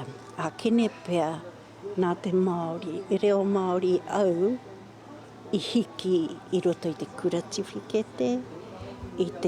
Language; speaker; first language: Māori; non-native, local second language; English